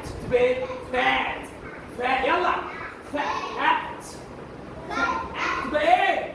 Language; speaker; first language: Arabic; native; Arabic